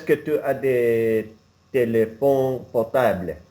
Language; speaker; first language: French; non-native, learner; English